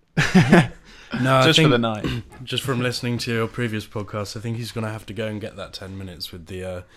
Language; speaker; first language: English; native; English